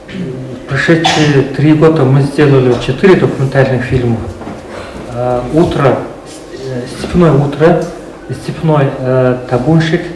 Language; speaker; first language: Russian; non-native, fluent; Mongolian